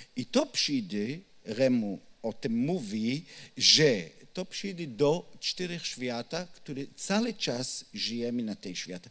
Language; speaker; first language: Polish; non-native, learner; Hebrew